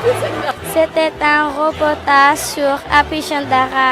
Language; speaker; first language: French; non-native, learner; Khmer